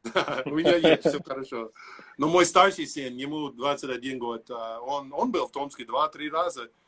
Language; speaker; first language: Russian; non-native, learner; English